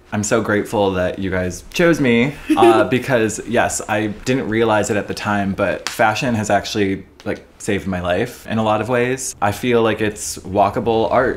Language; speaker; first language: English; native; English